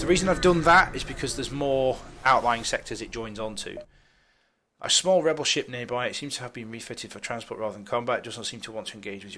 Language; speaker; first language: English; native; English